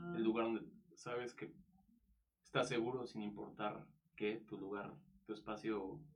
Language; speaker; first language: Spanish; native; Spanish